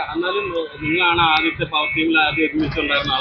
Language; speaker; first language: Malayalam; native; Malayalam